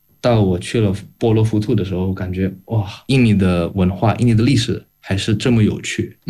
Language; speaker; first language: Chinese; non-native, fluent; Indonesian